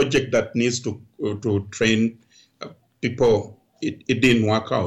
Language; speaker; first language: English; non-native, local second language; Ganda